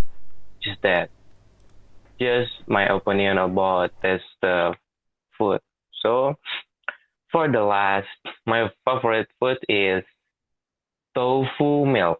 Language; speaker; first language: English; non-native, learner; Indonesian